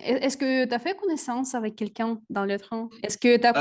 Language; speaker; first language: French; non-native, fluent; Russian